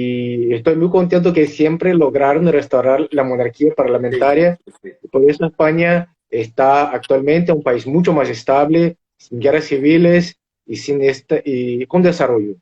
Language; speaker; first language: Spanish; non-native, fluent; Portuguese